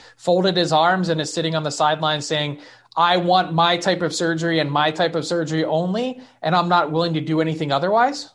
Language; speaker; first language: English; native; English